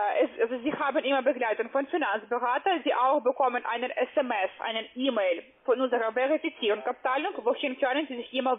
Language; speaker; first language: German; non-native, fluent; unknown